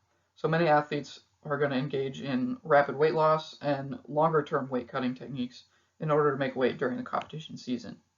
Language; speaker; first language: English; native; English